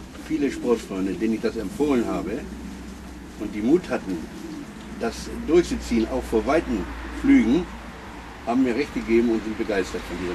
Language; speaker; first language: German; native; German